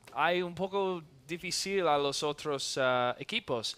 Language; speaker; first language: Spanish; non-native, learner; English